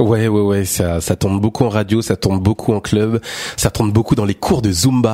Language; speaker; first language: French; native; French